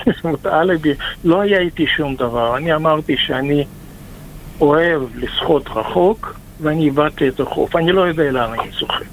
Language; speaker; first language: Hebrew; non-native, fluent; Russian